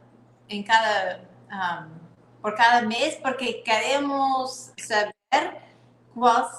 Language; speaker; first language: Spanish; non-native, fluent; English